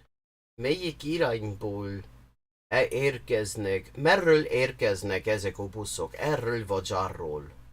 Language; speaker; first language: Hungarian; non-native, learner; English